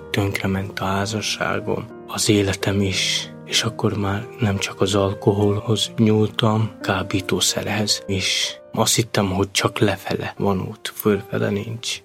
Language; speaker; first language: Hungarian; non-native, local second language; Romany